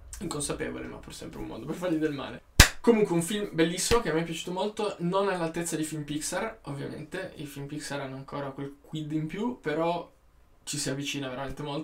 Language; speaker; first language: Italian; native; Italian